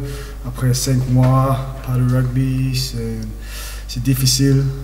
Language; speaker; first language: French; non-native, learner; English